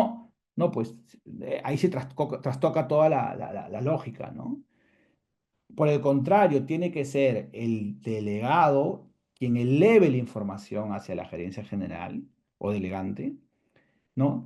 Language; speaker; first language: Spanish; native; Spanish